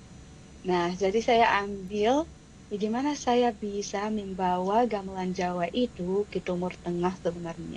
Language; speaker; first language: Indonesian; non-native, fluent; Arabic